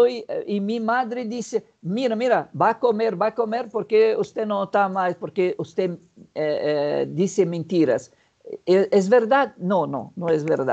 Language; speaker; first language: Spanish; non-native, fluent; Portuguese